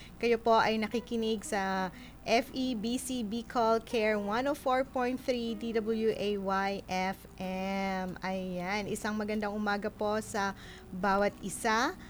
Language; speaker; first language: Filipino; non-native, local second language; Bikol